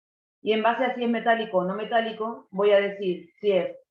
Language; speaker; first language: Spanish; native; Spanish